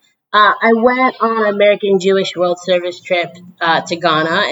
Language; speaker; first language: English; native; English